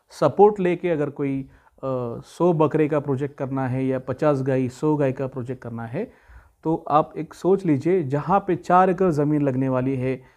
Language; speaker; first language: Hindi; native; Hindi